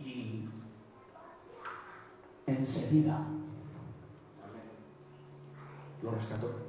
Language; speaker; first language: Spanish; native; Spanish